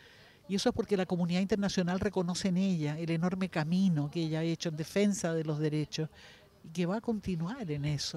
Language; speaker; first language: Spanish; native; Spanish